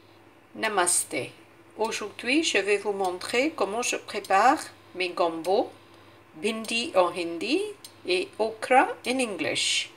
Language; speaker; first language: French; non-native, fluent; Hindi